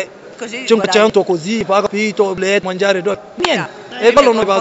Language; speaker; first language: Italian; non-native, learner; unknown